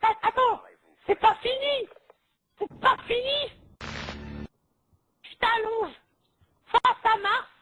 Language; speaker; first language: French; native; French